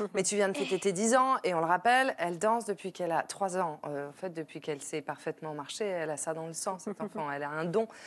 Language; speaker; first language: French; native; French